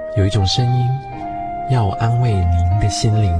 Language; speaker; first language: Chinese; non-native, fluent; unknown